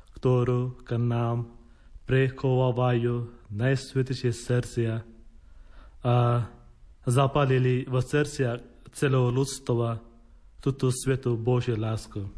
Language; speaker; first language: Slovak; non-native, learner; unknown